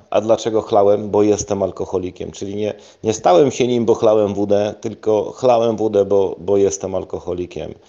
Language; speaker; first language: Polish; native; Polish